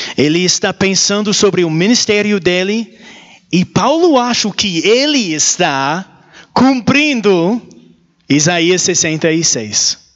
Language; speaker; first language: Portuguese; non-native, learner; English